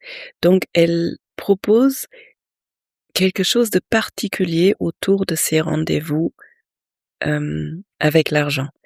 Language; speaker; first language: French; native; French